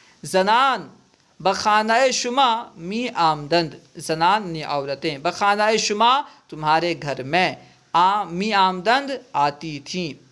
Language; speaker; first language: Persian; non-native, fluent; Urdu